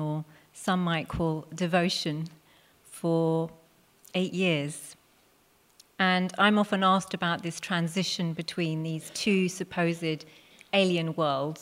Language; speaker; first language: English; non-native, local second language; Punjabi